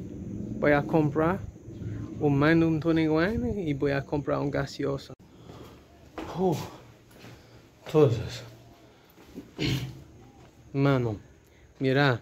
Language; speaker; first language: Spanish; non-native, learner; English